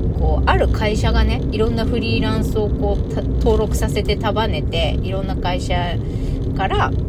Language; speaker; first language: Japanese; native; Japanese